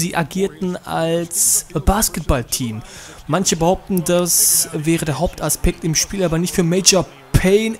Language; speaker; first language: German; native; German